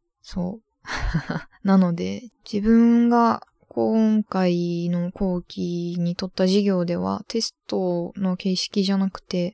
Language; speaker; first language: Japanese; native; Japanese